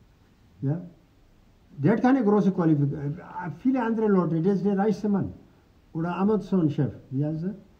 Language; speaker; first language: German; non-native, fluent; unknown